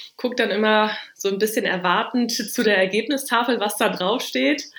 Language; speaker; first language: German; native; German